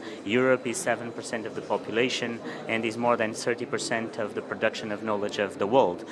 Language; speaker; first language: English; non-native, fluent; Portuguese